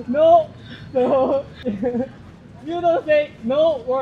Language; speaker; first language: English; non-native, learner; Japanese